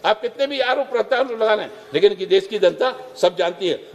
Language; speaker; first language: Hindi; native; Hindi